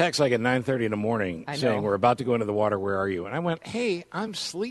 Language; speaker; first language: English; native; English